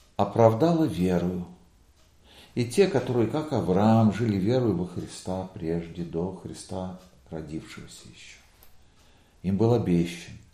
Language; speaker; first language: Russian; non-native, local second language; Latvian